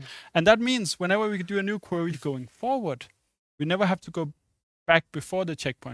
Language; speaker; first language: English; non-native, fluent; Danish